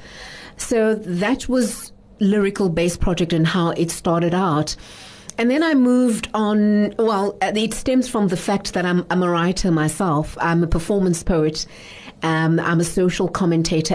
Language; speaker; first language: English; non-native, local second language; Xhosa